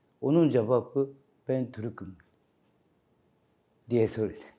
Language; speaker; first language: Turkish; non-native, learner; Japanese